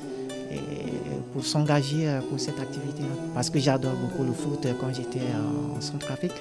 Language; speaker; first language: French; non-native, local second language; Sango